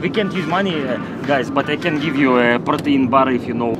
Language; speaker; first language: English; non-native, learner; Russian